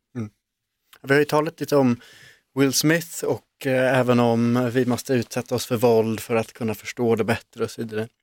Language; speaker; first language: Swedish; native; Swedish